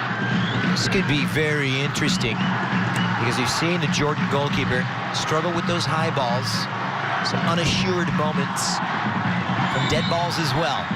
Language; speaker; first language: English; native; English